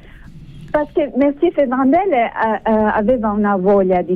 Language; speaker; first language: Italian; non-native, learner; French